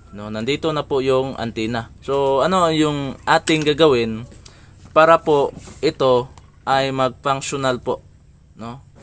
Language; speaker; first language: Filipino; non-native, local second language; Cebuano